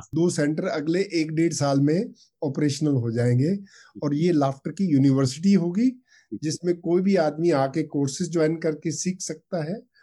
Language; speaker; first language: Hindi; non-native, local second language; Punjabi